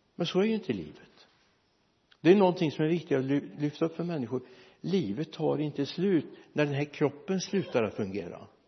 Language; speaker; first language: Swedish; native; Swedish